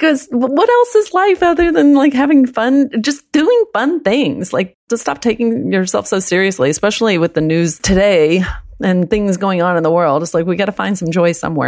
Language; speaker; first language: English; early bilingual, other home language; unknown